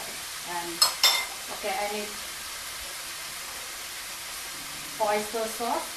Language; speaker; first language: English; non-native, learner; Thai